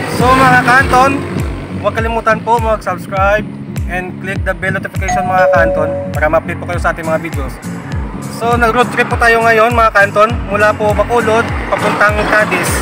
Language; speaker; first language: Filipino; non-native, local second language; Hiligaynon